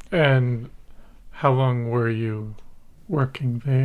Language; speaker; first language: English; native; English